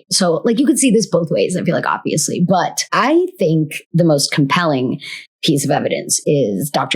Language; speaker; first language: English; native; English